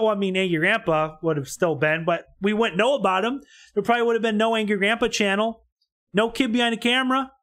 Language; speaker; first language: English; native; English